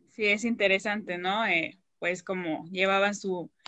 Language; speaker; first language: Spanish; native; Spanish